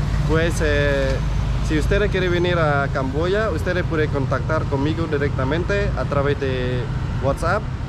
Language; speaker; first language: Spanish; non-native, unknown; Khmer